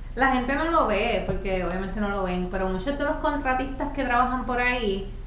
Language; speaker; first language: Spanish; native; Spanish